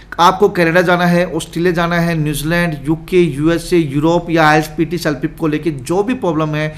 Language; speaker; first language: Hindi; native; Hindi